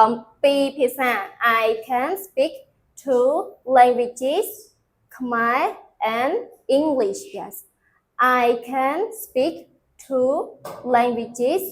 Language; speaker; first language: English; non-native, fluent; Khmer